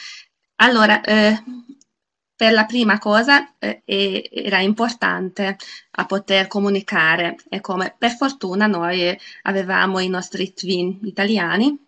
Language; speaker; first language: Italian; non-native, fluent; Hungarian